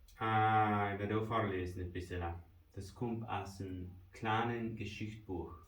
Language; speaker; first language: German; early bilingual, other home language; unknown